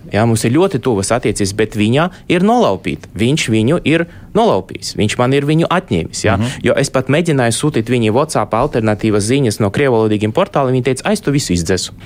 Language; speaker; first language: Latvian; non-native, local second language; Russian